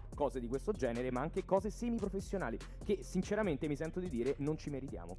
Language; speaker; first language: Italian; native; Italian